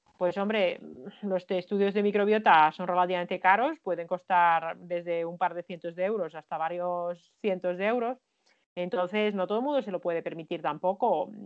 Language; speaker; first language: Spanish; non-native, fluent; Finnish